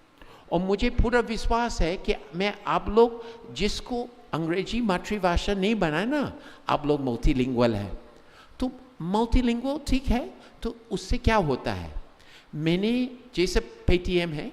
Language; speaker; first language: Hindi; non-native, fluent; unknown